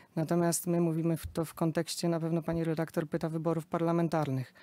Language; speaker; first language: Polish; native; Polish